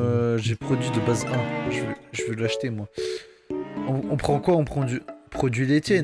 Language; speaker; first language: French; native; French